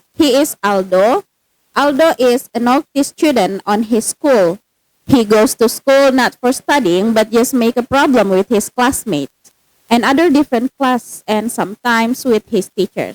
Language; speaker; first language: English; non-native, fluent; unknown